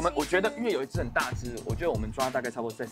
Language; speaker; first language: Chinese; native; Chinese